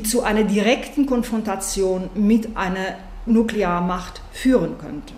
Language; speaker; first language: German; native; German